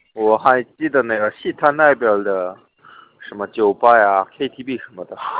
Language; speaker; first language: Chinese; non-native, fluent; Korean